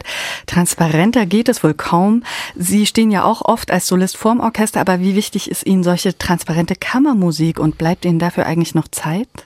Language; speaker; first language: German; native; German